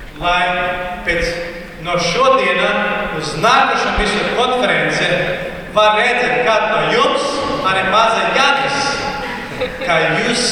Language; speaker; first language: Latvian; non-native, learner; Portuguese